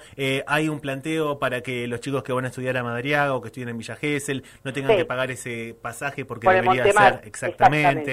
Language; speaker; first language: Spanish; native; Spanish